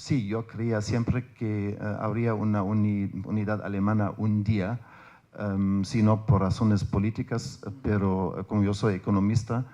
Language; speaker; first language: Spanish; non-native, fluent; German